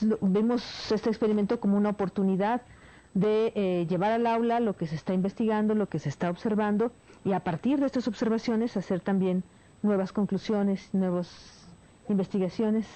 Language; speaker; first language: Spanish; native; Spanish